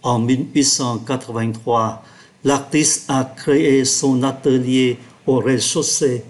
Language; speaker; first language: French; non-native, fluent; Vietnamese